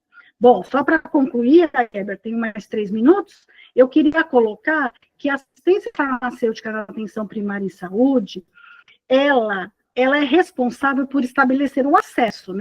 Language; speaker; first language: Portuguese; native; Portuguese